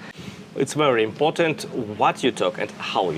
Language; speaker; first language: English; non-native, fluent; Russian